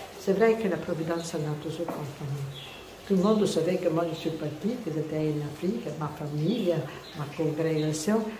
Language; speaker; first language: French; non-native, fluent; Italian